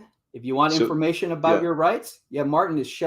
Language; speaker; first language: English; native; English